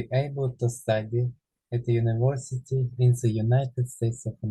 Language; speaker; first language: English; non-native, learner; Ukrainian